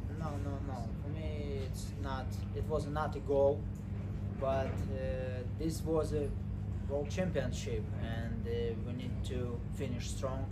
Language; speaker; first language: English; non-native, learner; Ukrainian